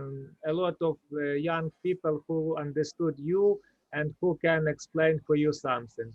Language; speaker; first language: English; non-native, learner; Ukrainian